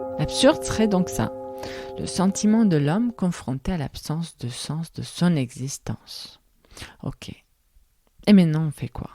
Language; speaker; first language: French; non-native, fluent; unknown